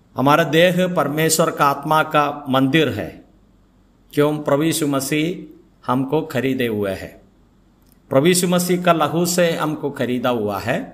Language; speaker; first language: Hindi; non-native, local second language; Malayalam